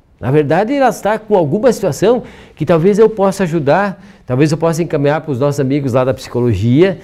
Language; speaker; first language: Portuguese; native; Portuguese